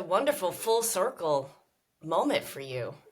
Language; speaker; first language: English; native; English